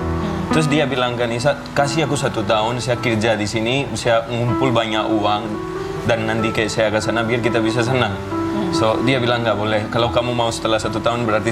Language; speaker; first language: Indonesian; non-native, fluent; Hindi